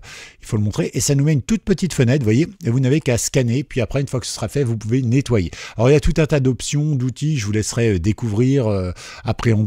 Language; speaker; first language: French; native; French